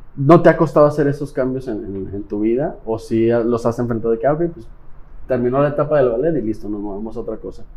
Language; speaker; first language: Spanish; native; Spanish